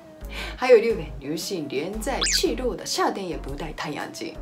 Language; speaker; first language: Chinese; non-native, fluent; Japanese